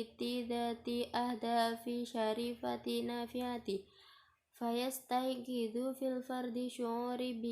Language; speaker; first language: Arabic; non-native, learner; Indonesian